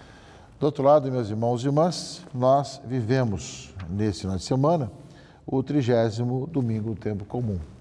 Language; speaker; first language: Portuguese; native; Portuguese